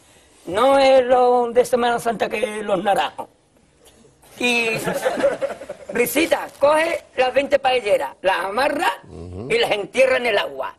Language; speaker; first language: Spanish; native; Spanish